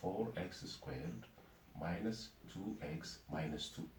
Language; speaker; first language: English; non-native, local second language; Amharic